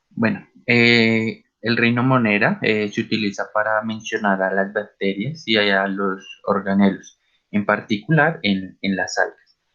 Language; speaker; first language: Spanish; native; Spanish